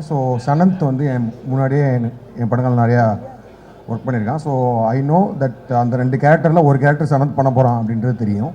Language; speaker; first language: Tamil; native; Tamil